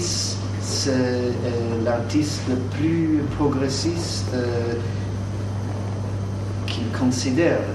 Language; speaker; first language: French; non-native, fluent; English